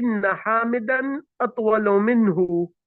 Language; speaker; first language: Arabic; non-native, fluent; Urdu